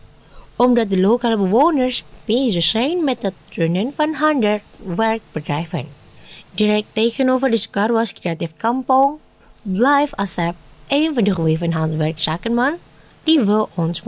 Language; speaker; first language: Dutch; non-native, learner; Indonesian